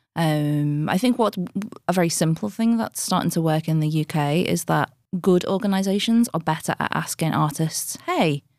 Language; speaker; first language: English; native; English